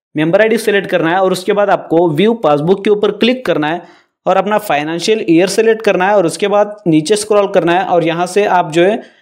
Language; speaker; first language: Hindi; non-native, local second language; Marathi